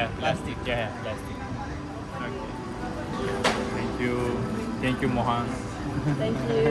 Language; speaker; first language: English; non-native, learner; Turkish